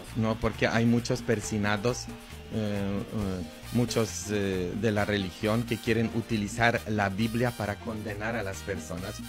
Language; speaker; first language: Spanish; non-native, fluent; Polish